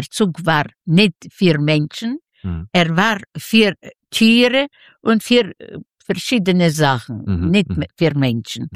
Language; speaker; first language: German; non-native, learner; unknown